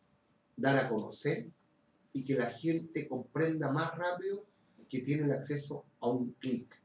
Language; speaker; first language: Spanish; native; Spanish